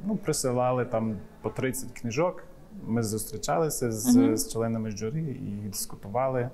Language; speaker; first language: Ukrainian; non-native, fluent; English